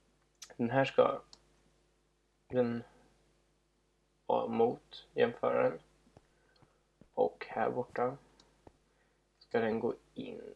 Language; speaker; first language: Swedish; native; Swedish